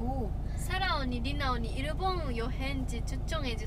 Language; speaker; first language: Korean; non-native, fluent; Japanese